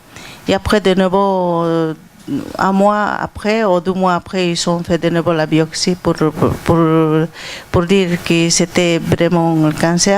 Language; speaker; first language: French; non-native, learner; Portuguese